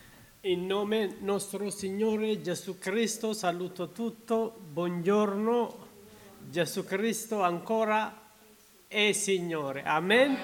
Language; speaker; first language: Italian; non-native, learner; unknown